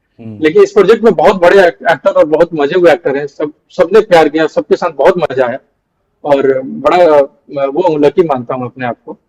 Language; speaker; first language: Hindi; non-native, local second language; Bhojpuri